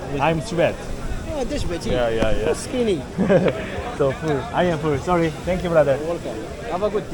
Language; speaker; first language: English; non-native, learner; Korean